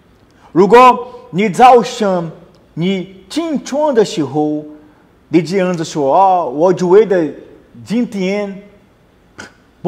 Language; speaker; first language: Chinese; non-native, learner; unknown